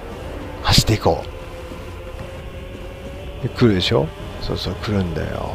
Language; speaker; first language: Japanese; native; Japanese